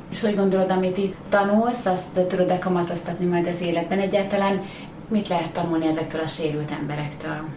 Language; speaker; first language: Hungarian; native; Hungarian